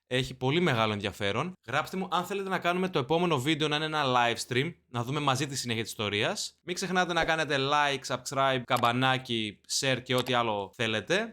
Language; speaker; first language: Greek; native; Greek